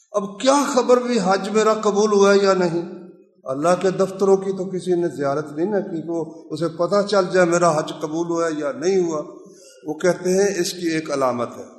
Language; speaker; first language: Urdu; non-native, local second language; Punjabi